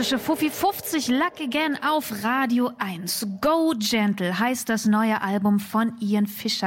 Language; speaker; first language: German; native; German